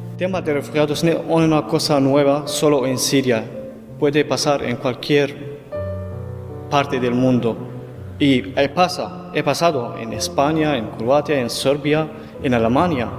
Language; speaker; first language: Spanish; non-native, learner; Kurdish